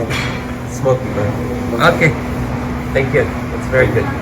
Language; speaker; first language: English; non-native, fluent; Indonesian